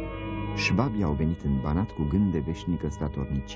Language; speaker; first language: Romanian; native; Romanian